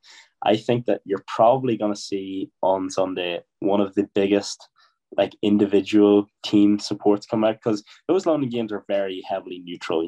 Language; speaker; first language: English; native; English